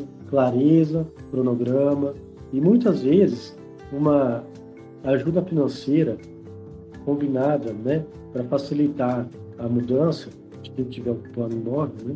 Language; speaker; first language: Portuguese; native; Portuguese